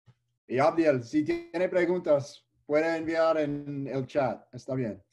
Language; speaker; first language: Spanish; early bilingual, heritage; English